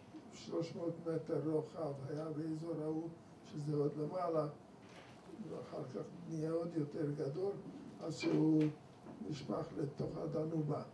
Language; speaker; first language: Hebrew; non-native, fluent; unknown